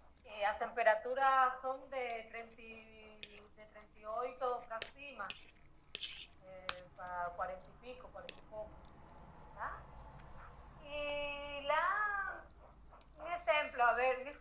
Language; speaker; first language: Portuguese; non-native, learner; Spanish